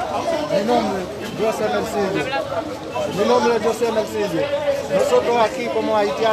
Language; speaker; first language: Spanish; non-native, learner; Haitian Creole